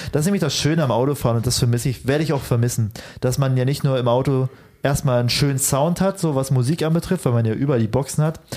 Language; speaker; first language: German; early bilingual, other home language; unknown